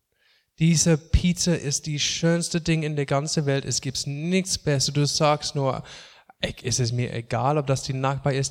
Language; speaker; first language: German; non-native, fluent; English